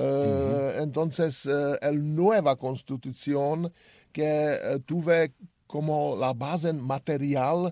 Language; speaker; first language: Spanish; non-native, learner; Czech